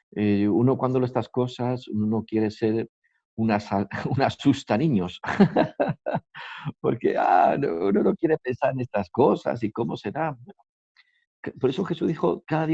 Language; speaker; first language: Spanish; native; Spanish